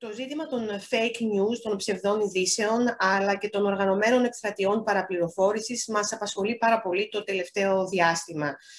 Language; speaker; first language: Greek; native; Greek